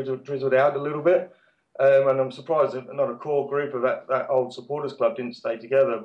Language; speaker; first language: English; native; English